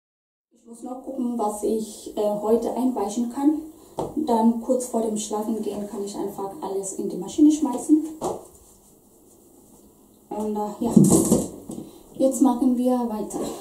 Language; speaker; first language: German; non-native, fluent; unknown